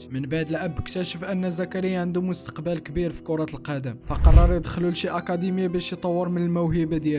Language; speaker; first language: Arabic; native; Arabic